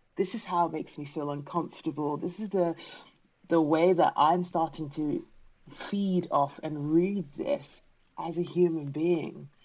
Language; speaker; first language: English; native; English